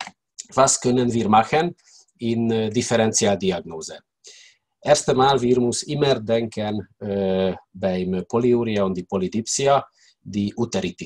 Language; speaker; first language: German; non-native, learner; Hungarian